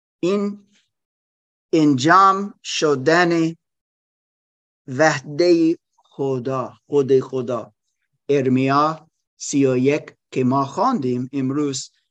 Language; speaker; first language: Persian; non-native, learner; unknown